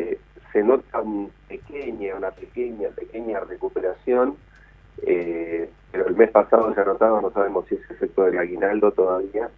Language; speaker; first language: Spanish; native; Spanish